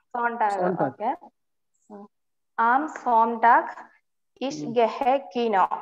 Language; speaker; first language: German; non-native, learner; Malayalam